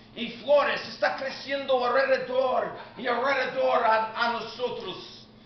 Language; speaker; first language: Spanish; non-native, learner; English